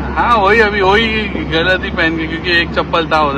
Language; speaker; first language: Hindi; non-native, local second language; Marathi